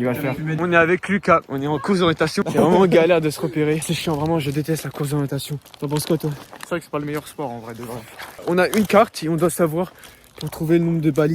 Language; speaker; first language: French; native; French